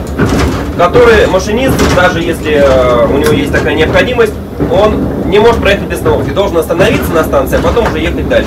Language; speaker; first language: Russian; native; Russian